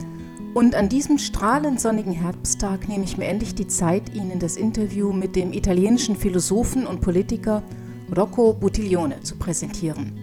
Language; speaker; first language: German; native; German